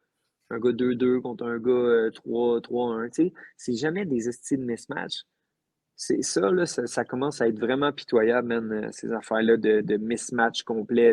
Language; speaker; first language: French; native; French